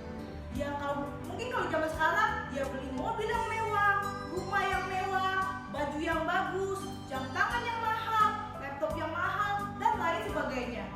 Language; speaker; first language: Indonesian; native; Indonesian